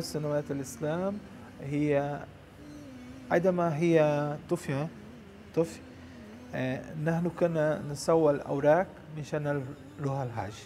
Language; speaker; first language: Arabic; non-native, learner; Portuguese